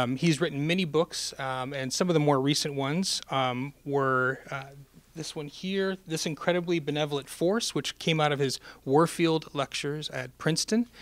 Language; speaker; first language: English; native; English